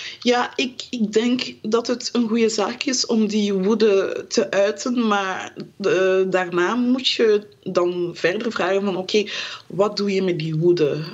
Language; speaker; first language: Dutch; early bilingual, other home language; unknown